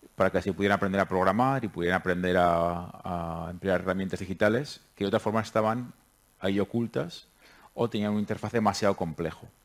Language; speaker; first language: Spanish; native; Spanish